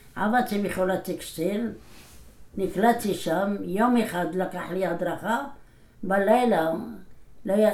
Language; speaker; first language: Hebrew; non-native, fluent; Arabic